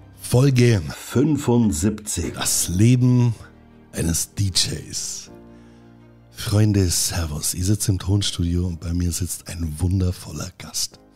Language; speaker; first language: German; native; German